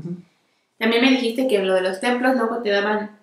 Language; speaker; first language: Spanish; native; Spanish